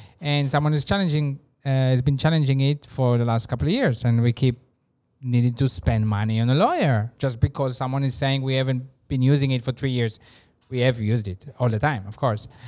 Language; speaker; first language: English; non-native, fluent; Hebrew